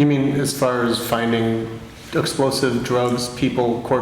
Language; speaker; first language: English; native; English